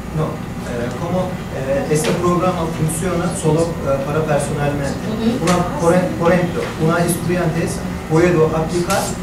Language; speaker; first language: Spanish; non-native, learner; Turkish